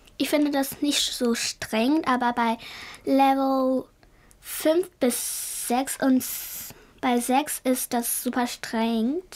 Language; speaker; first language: German; early bilingual, other home language; Chinese